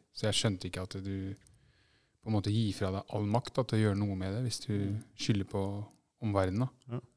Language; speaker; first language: Norwegian; native; Norwegian